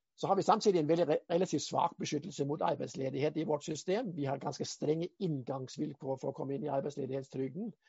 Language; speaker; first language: Norwegian; native; Norwegian